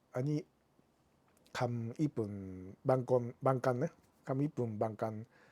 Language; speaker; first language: Thai; non-native, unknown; Japanese